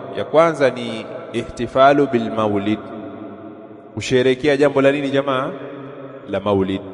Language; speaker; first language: Swahili; native; Swahili